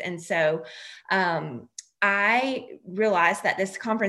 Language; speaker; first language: English; native; English